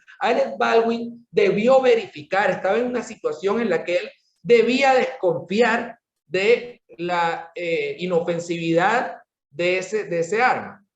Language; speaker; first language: Spanish; native; Spanish